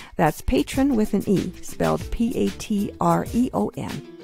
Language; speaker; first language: English; native; English